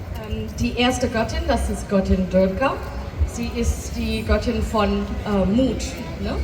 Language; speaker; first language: German; non-native, fluent; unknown